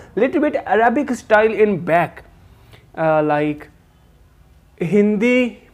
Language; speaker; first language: English; non-native, local second language; Hindi